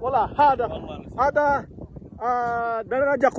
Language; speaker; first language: Arabic; non-native, learner; Filipino